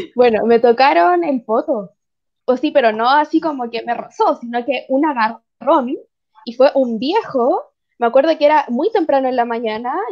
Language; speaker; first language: Spanish; native; Spanish